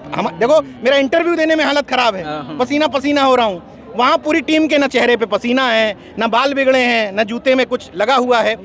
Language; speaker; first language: Hindi; native; Hindi